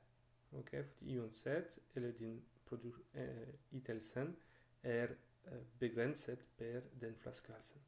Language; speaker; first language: Norwegian; non-native, fluent; French